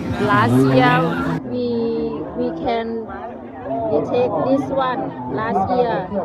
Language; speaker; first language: English; non-native, learner; Thai